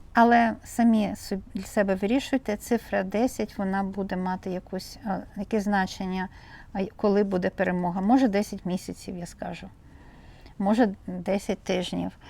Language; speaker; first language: Ukrainian; native; Ukrainian